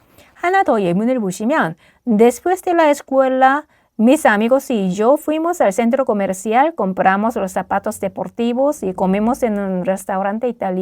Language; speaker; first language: Spanish; non-native, fluent; Korean